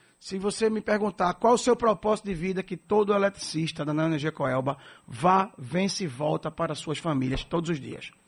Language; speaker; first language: Portuguese; native; Portuguese